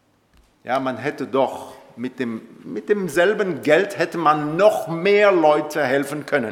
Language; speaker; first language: German; non-native, local second language; French